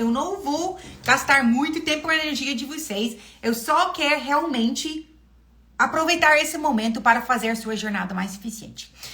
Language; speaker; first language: Portuguese; non-native, fluent; English